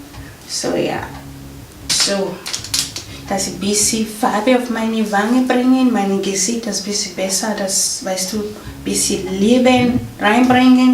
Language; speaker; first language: German; non-native, fluent; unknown